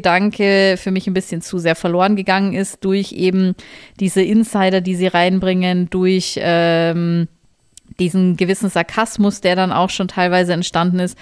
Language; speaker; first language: German; native; German